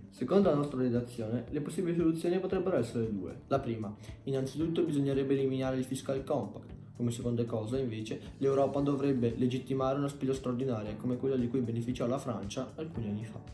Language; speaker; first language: Italian; native; Italian